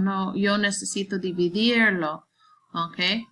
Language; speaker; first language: Spanish; non-native, learner; English